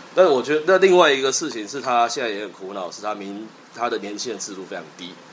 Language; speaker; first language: Chinese; native; Chinese